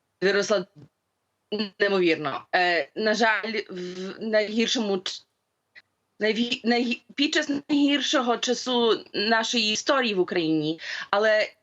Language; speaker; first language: Ukrainian; early bilingual, heritage; Ukrainian